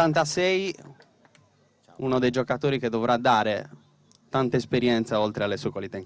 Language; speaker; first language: Italian; native; Italian